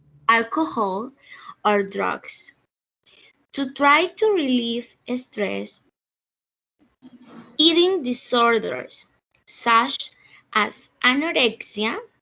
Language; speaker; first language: English; non-native, learner; Spanish